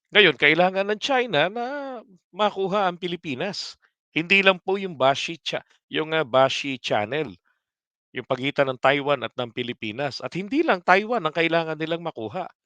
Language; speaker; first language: Filipino; native; Filipino